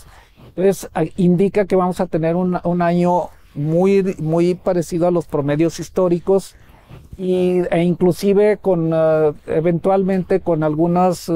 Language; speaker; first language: Spanish; native; Spanish